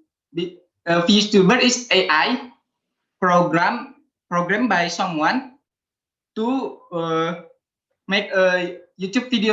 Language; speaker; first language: English; non-native, learner; Indonesian